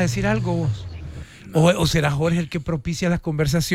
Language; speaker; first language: Spanish; native; Spanish